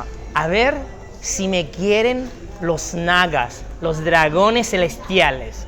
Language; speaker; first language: Spanish; non-native, fluent; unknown